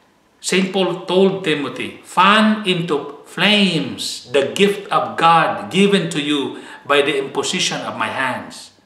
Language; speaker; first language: English; non-native, fluent; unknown